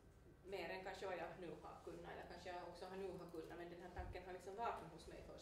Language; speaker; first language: Swedish; native; Swedish